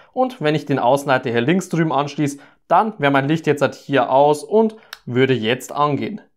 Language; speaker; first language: German; native; German